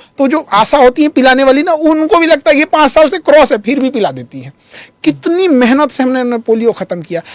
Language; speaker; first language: Hindi; native; Hindi